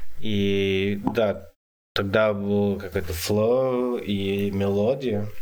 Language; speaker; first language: Russian; non-native, fluent; English